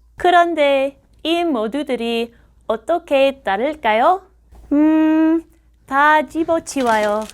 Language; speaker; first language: Korean; non-native, fluent; English